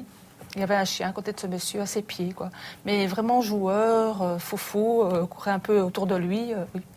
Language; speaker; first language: French; native; French